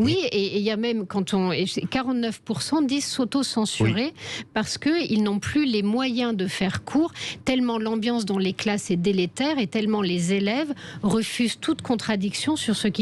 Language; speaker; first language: French; native; French